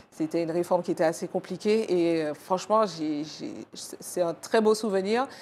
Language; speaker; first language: French; native; French